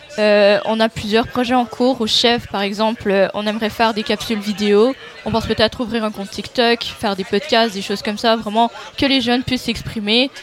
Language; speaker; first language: French; native; French